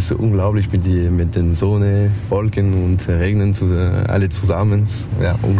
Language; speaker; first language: German; non-native, learner; French